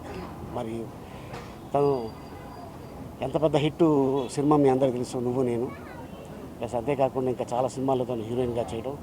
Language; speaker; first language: Telugu; native; Telugu